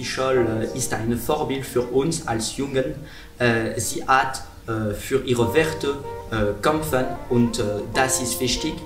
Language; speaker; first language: German; non-native, learner; French